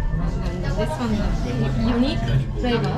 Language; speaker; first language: English; non-native, learner; Japanese